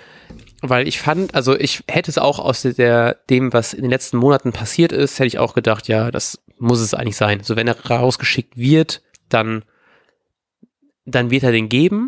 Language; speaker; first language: German; native; German